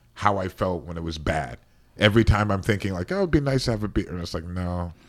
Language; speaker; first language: English; native; English